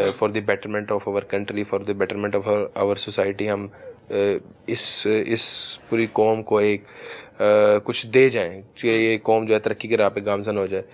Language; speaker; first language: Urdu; early bilingual, heritage; Urdu